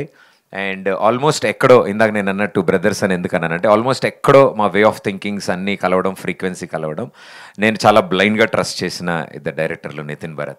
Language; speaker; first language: Telugu; native; Telugu